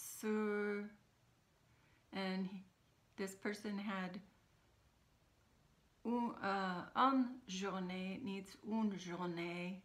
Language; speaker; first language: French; non-native, fluent; English